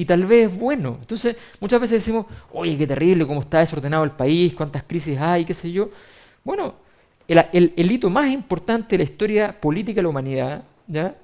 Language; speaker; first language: Spanish; native; Spanish